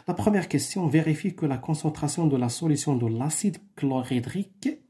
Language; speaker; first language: French; non-native, local second language; Arabic